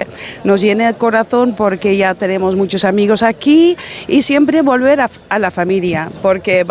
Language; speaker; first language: Spanish; non-native, fluent; Dutch